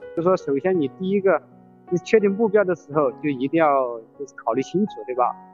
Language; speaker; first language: Chinese; native; Chinese